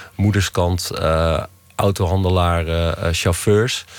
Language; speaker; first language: Dutch; native; Dutch